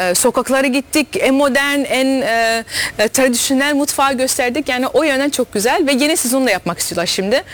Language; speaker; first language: Turkish; early bilingual, heritage; Dutch